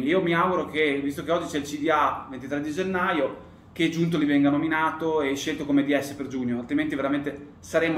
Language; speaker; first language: Italian; native; Italian